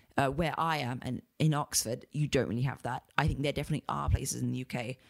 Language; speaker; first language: English; native; English